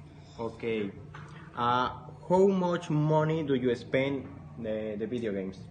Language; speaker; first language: English; non-native, learner; Spanish